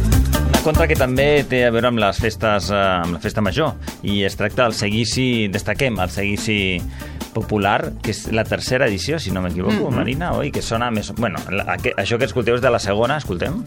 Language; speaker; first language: Catalan; native; Catalan